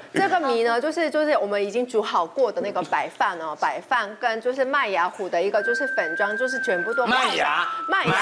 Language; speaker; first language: Chinese; non-native, fluent; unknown